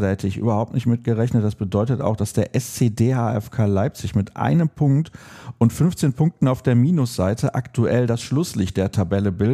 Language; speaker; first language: German; native; German